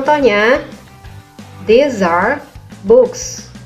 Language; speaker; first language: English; non-native, learner; Indonesian